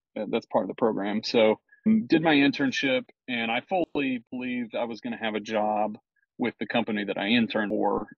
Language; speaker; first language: English; native; English